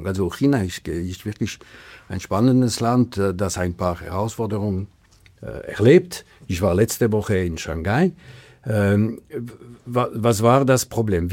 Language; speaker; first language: German; non-native, local second language; French